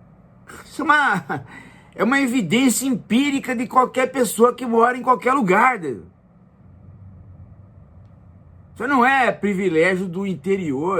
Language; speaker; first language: Portuguese; native; Portuguese